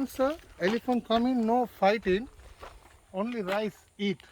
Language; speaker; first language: English; non-native, learner; Sinhala